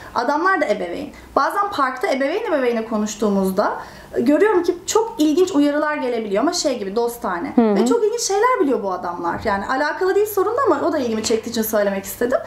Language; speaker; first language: Turkish; native; Turkish